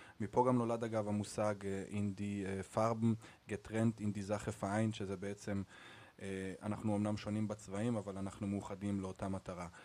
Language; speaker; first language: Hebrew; native; Hebrew